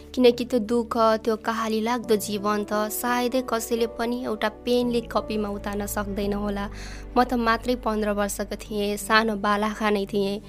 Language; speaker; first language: Nepali; native; Nepali